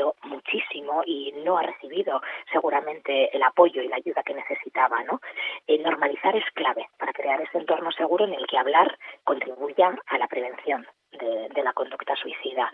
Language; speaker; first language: Spanish; native; Spanish